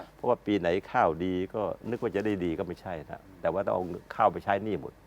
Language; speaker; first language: Thai; native; Thai